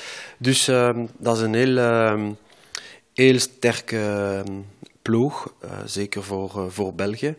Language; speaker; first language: Dutch; non-native, local second language; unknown